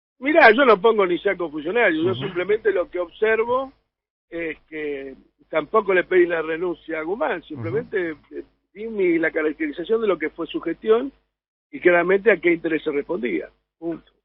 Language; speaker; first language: Spanish; native; Spanish